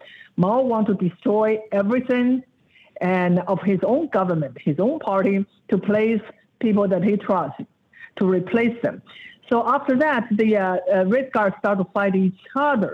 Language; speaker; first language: English; non-native, fluent; Chinese